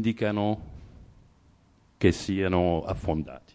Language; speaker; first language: Italian; non-native, fluent; Arabic